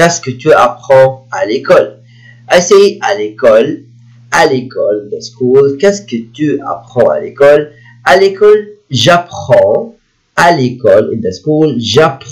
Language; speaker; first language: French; non-native, fluent; Arabic